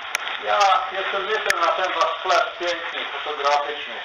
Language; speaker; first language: Polish; non-native, learner; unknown